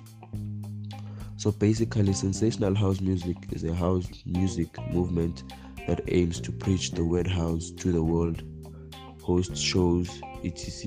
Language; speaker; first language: English; non-native, local second language; Swati